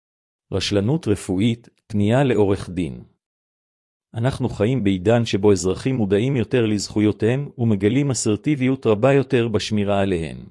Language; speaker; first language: Hebrew; native; Hebrew